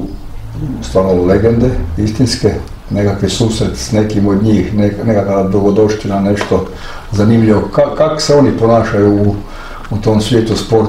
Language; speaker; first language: Croatian; native; Croatian